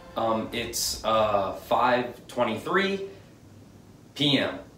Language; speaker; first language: English; native; English